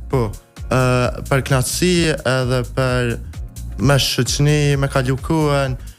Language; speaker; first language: Albanian; early bilingual, heritage; Albanian